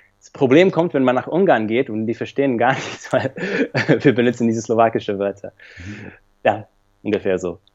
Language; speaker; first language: German; non-native, fluent; Slovak